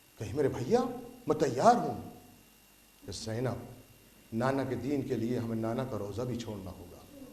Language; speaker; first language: Urdu; native; Urdu